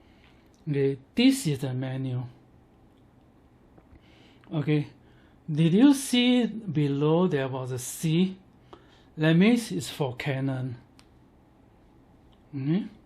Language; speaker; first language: English; non-native, learner; Chinese